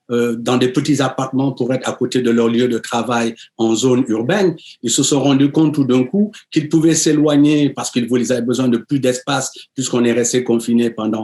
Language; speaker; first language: French; native; French